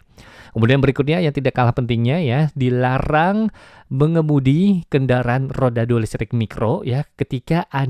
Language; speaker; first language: Indonesian; native; Indonesian